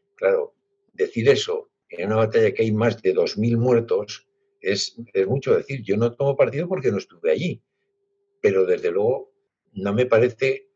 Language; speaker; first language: Spanish; native; Spanish